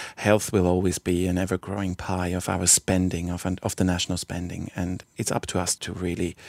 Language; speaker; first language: English; non-native, fluent; Swiss German